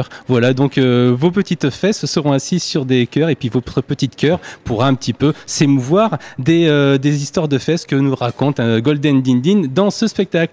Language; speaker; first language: French; native; French